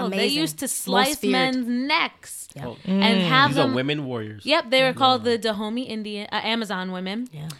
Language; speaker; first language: English; native; English